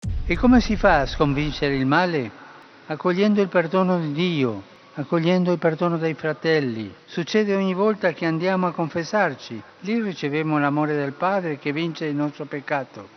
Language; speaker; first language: Italian; non-native, fluent; Spanish